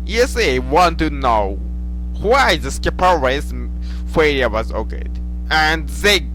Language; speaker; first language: English; non-native, learner; Japanese